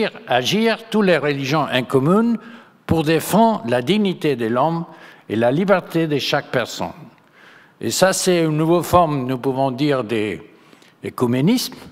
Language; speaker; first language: French; non-native, fluent; Spanish